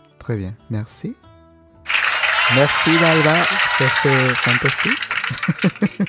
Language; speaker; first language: French; non-native, learner; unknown